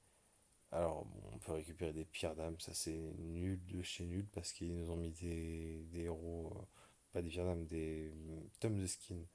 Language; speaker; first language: French; native; French